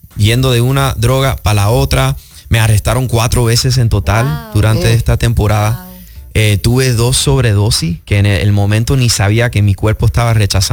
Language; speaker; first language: Spanish; early bilingual, heritage; Spanish